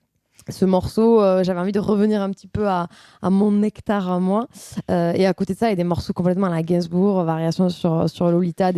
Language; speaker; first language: French; native; French